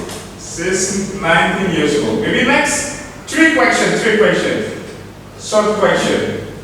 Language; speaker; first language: English; non-native, fluent; Indonesian